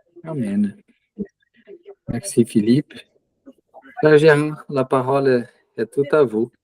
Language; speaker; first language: French; native; French